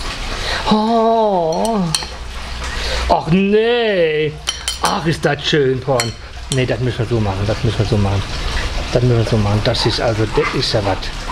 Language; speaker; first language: German; native; German